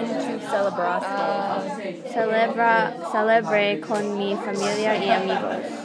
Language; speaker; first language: Spanish; non-native, learner; English